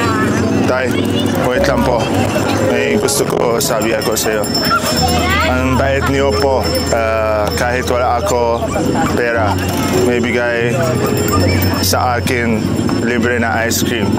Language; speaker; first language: Filipino; non-native, learner; Arabic